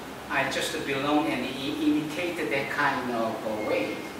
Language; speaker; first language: English; non-native, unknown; Korean